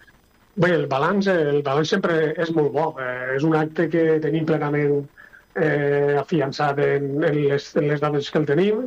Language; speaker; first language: Catalan; native; Catalan